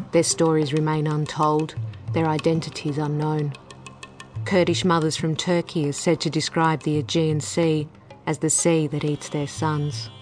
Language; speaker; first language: English; early bilingual, other home language; Greek